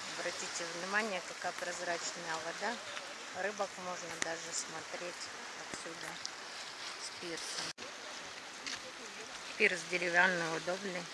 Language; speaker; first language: Russian; native; Russian